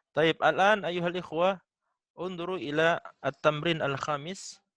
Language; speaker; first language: Arabic; non-native, fluent; Indonesian